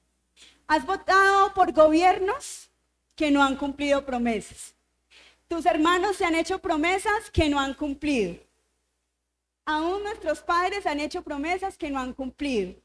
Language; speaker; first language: Spanish; native; Spanish